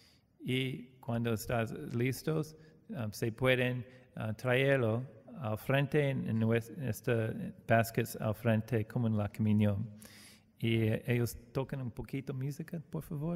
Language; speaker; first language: Spanish; non-native, learner; English